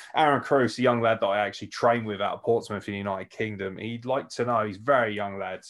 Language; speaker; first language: English; native; English